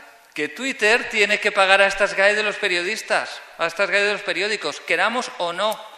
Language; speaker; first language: Spanish; native; Spanish